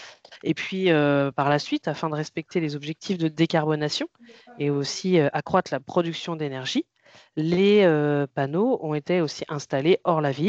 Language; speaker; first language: French; native; French